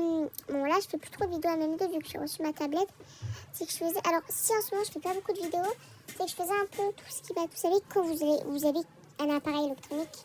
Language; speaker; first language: French; native; French